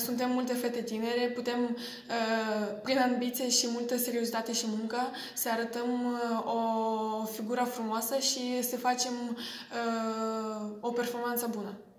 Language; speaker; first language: Romanian; non-native, fluent; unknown